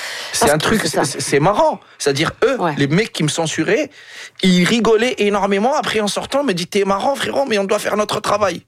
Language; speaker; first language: French; non-native, local second language; Arabic